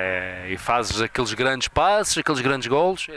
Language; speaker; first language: Portuguese; native; Portuguese